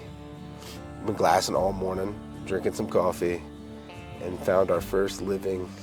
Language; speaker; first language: English; native; English